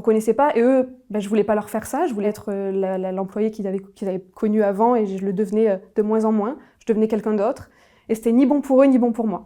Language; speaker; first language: French; native; French